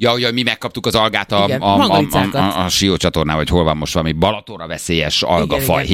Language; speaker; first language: Hungarian; native; Hungarian